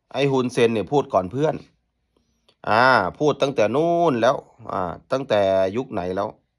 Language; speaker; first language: Thai; native; Thai